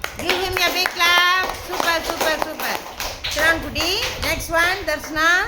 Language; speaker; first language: English; non-native, local second language; Tamil